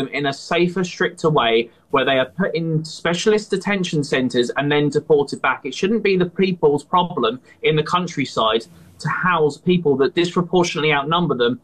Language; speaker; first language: English; native; English